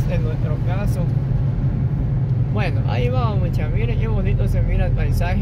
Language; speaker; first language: Spanish; native; Spanish